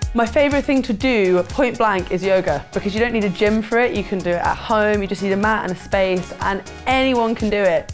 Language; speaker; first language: English; native; English